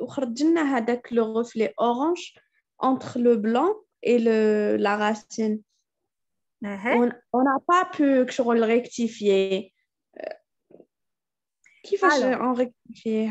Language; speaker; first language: French; non-native, local second language; Arabic